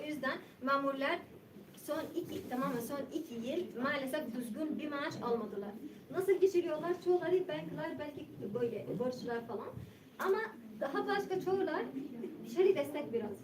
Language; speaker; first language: Turkish; non-native, learner; Arabic